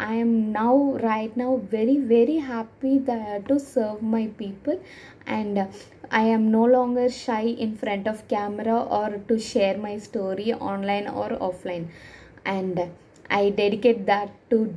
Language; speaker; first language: English; non-native, local second language; Tamil